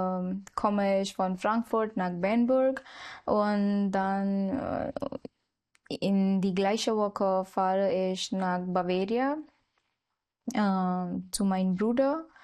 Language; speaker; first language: German; non-native, learner; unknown